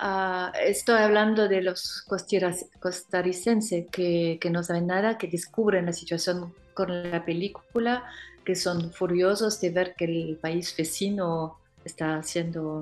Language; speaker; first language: Spanish; non-native, fluent; French